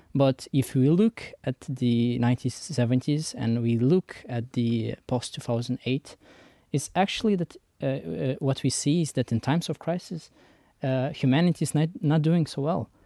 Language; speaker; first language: English; non-native, fluent; Persian